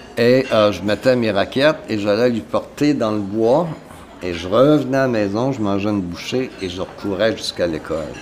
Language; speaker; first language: French; native; French